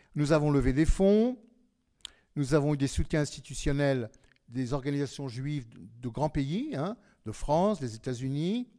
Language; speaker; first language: French; native; French